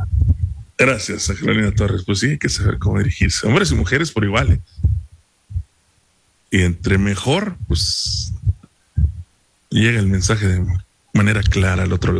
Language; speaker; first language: Spanish; native; Spanish